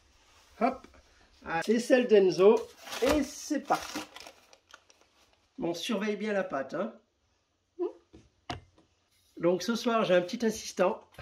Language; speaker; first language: French; native; French